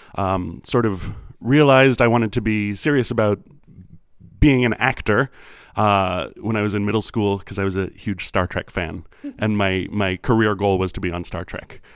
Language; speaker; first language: English; native; English